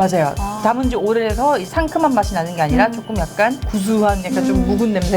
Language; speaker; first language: Korean; native; Korean